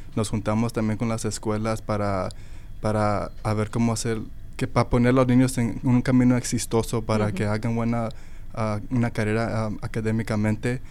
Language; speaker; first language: Spanish; early bilingual, heritage; Spanish